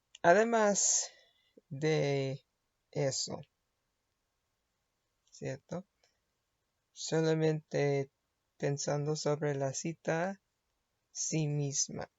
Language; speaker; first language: Spanish; non-native, learner; English